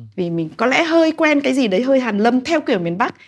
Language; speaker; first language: Vietnamese; native; Vietnamese